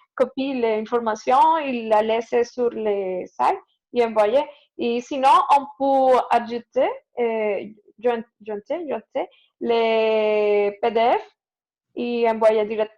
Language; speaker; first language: French; non-native, learner; Spanish